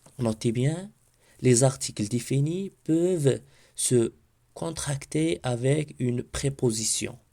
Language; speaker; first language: French; non-native, local second language; Arabic